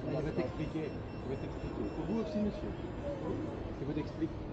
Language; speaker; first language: French; non-native, local second language; Dutch